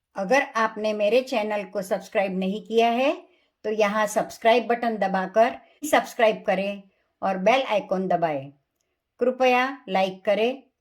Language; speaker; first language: Hindi; non-native, local second language; Gujarati